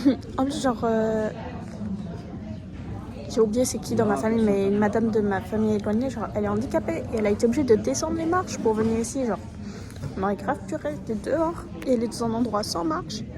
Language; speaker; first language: French; native; French